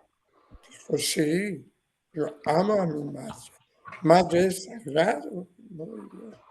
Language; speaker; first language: Spanish; non-native, learner; Persian